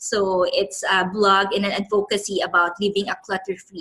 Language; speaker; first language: English; non-native, local second language; Filipino